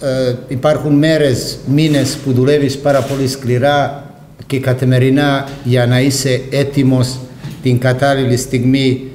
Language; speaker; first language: Greek; non-native, fluent; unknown